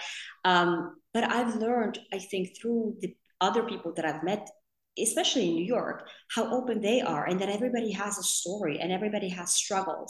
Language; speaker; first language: English; non-native, fluent; Finnish